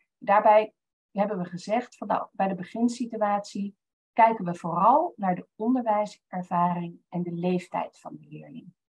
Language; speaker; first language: Dutch; native; Dutch